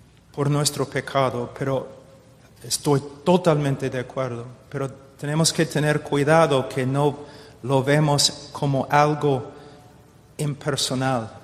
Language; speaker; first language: Spanish; non-native, fluent; English